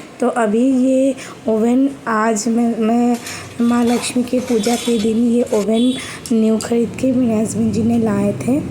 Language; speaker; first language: Hindi; non-native, local second language; Bangla